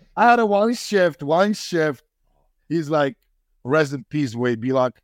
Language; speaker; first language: English; non-native, fluent; Polish